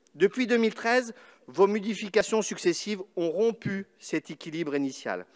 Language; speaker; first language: French; native; French